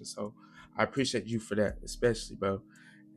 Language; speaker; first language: English; native; English